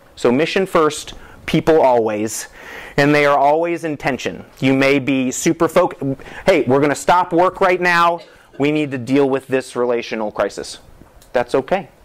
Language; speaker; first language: English; native; English